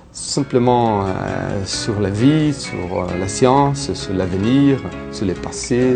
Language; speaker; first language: French; non-native, fluent; Portuguese